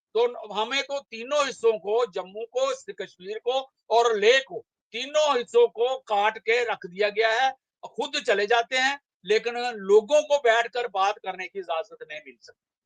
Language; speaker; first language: Hindi; non-native, local second language; Dogri